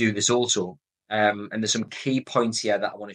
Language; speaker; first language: English; native; English